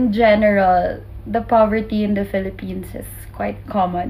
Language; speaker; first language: English; non-native, local second language; Filipino